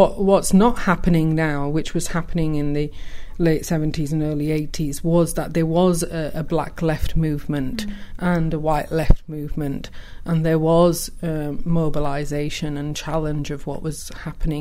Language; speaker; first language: English; early bilingual, other home language; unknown